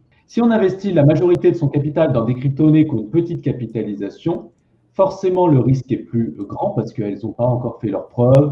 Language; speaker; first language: French; native; French